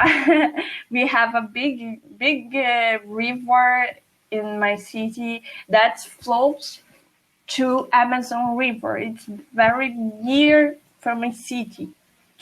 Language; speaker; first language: English; non-native, fluent; Portuguese